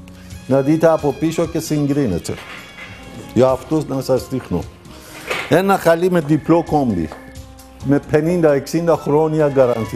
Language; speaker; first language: Greek; non-native, learner; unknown